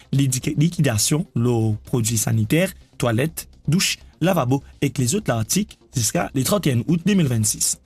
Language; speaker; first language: French; non-native, local second language; Morisyen